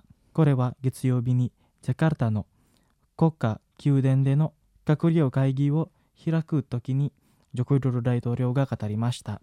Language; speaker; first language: Japanese; non-native, fluent; Indonesian